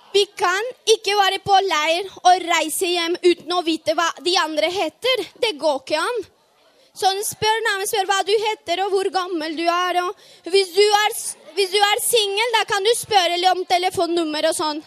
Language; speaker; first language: Norwegian; non-native, fluent; Spanish